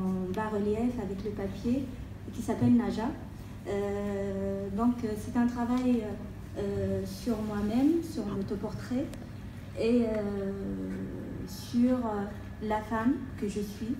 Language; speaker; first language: French; non-native, local second language; Arabic